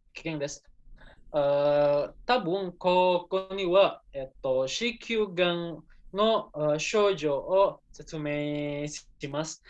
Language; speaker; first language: Japanese; non-native, learner; Indonesian